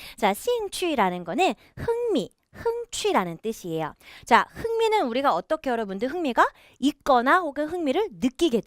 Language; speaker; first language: Korean; native; Korean